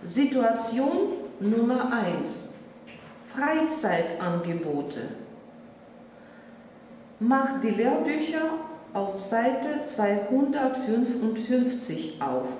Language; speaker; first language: German; non-native, fluent; Russian